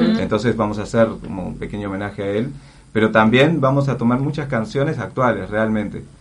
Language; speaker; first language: Spanish; native; Spanish